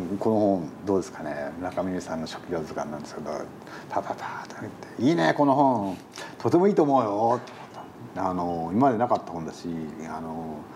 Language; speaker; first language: Japanese; native; Japanese